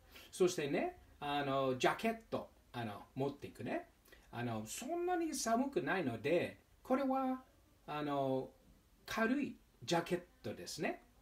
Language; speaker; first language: Japanese; non-native, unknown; English